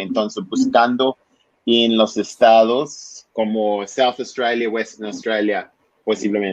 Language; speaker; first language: Spanish; non-native, learner; English